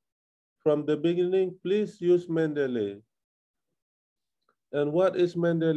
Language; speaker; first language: English; non-native, local second language; Malay